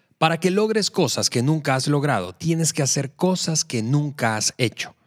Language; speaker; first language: Spanish; native; Spanish